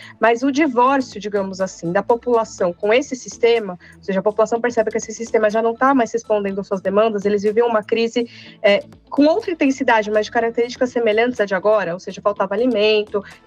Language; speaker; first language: Portuguese; native; Portuguese